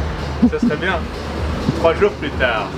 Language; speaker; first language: French; non-native, learner; German